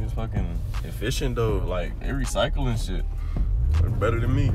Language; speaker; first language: English; native; English